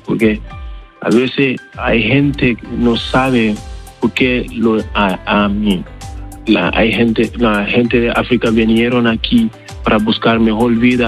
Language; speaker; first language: Spanish; non-native, learner; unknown